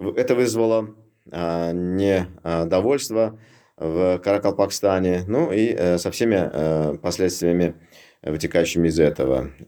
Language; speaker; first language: Russian; non-native, local second language; Uzbek